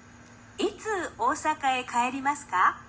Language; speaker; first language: Japanese; non-native, learner; Filipino